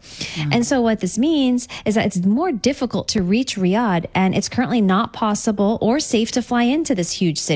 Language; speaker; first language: English; native; English